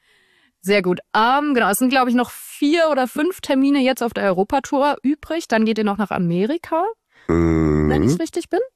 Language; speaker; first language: German; native; German